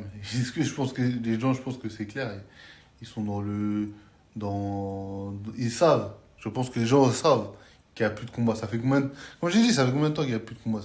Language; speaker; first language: French; native; French